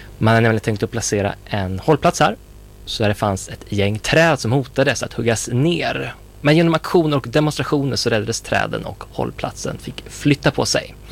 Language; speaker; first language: Swedish; native; Swedish